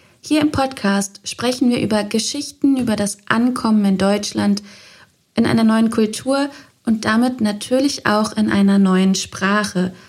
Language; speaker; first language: German; native; German